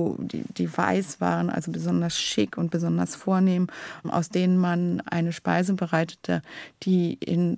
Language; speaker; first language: German; native; German